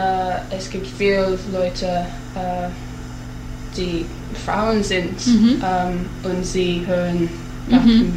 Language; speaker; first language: German; non-native, learner; English